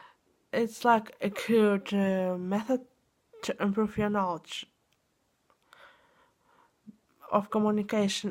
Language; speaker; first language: English; non-native, learner; Russian